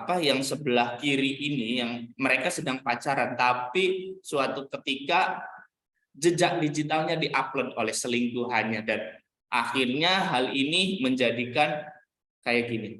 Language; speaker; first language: Indonesian; native; Indonesian